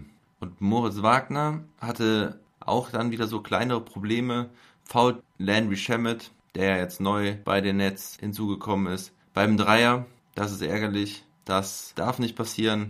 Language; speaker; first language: German; native; German